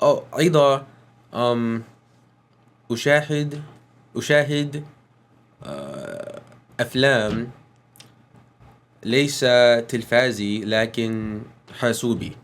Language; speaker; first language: Arabic; non-native, learner; English